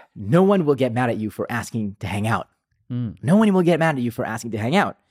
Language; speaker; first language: English; non-native, fluent; Hebrew